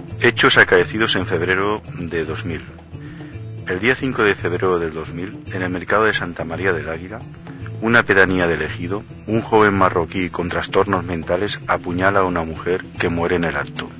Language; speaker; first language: Spanish; native; Spanish